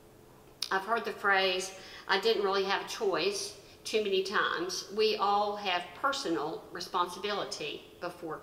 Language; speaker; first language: English; native; English